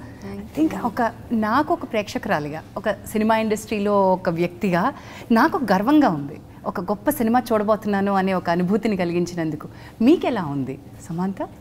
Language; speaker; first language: Telugu; native; Telugu